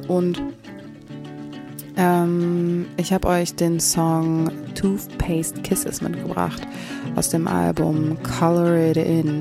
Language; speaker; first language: German; native; German